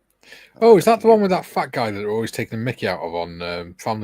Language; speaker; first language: English; native; English